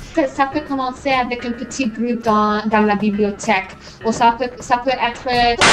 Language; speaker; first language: French; non-native, fluent; English